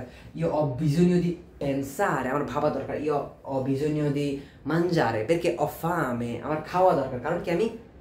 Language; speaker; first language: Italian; non-native, fluent; Bangla